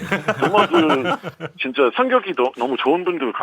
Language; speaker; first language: Korean; non-native, fluent; English